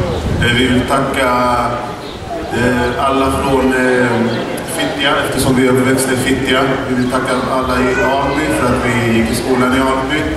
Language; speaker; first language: Swedish; early bilingual, other home language; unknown